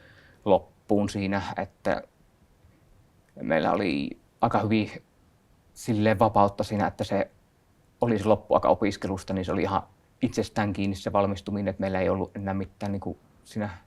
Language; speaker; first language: Finnish; native; Finnish